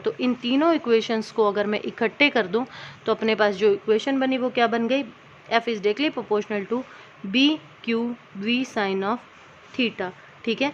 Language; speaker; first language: Hindi; native; Hindi